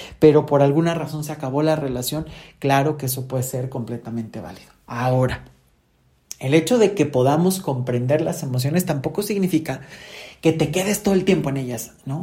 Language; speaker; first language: Spanish; native; Spanish